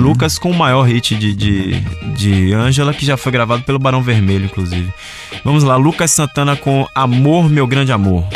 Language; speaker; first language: Portuguese; native; Portuguese